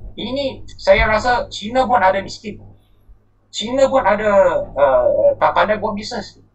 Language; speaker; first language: Malay; non-native, local second language; Chinese